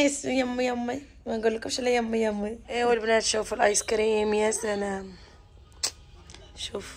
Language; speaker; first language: Arabic; native; Arabic